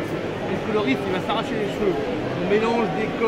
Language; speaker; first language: French; native; French